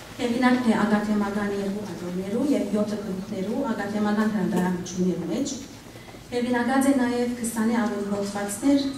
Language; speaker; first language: Armenian; early bilingual, heritage; Armenian